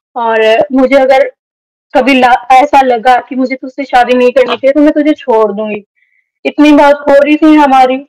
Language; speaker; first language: Hindi; native; Hindi